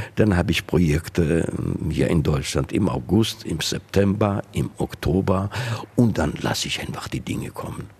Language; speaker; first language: German; non-native, fluent; Georgian